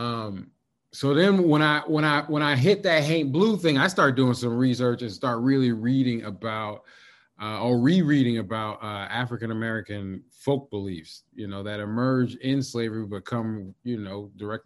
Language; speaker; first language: English; native; English